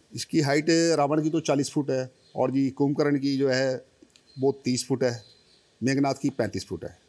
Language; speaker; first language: Hindi; native; Hindi